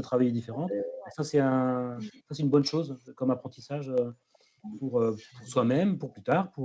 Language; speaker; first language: French; native; French